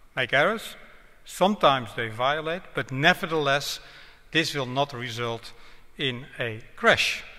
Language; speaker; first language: English; non-native, fluent; Dutch